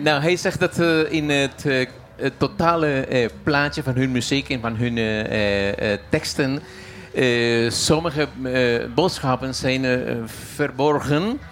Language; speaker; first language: Dutch; non-native, fluent; Spanish